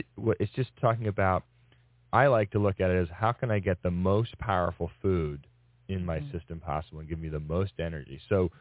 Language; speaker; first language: English; native; English